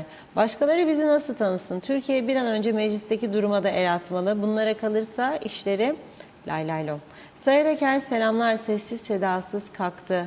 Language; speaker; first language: Turkish; native; Turkish